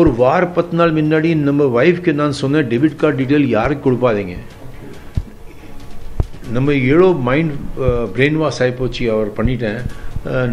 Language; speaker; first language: Tamil; non-native, local second language; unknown